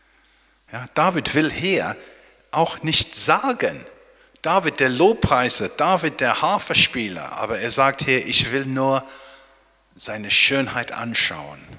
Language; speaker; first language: German; non-native, fluent; English